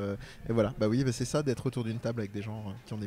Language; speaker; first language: French; native; French